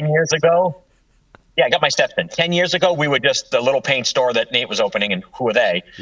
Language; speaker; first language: English; native; English